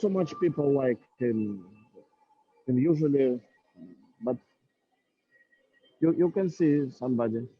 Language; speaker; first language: English; non-native, learner; Russian